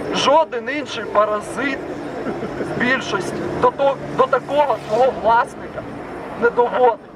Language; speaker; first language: Ukrainian; non-native, local second language; Russian